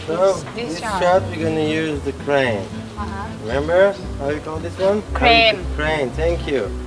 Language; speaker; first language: English; non-native, fluent; Hebrew